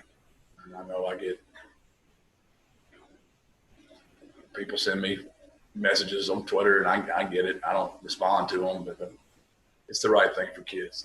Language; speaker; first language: English; native; English